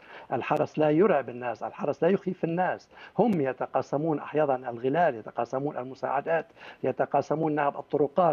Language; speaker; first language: Arabic; native; Arabic